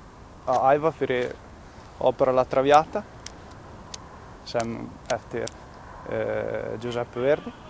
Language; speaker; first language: Icelandic; non-native, learner; Italian